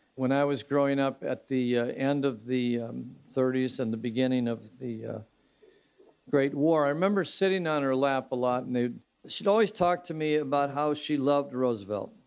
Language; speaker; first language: English; native; English